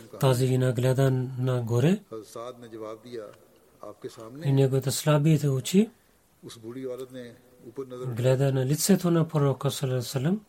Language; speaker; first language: Bulgarian; non-native, learner; Urdu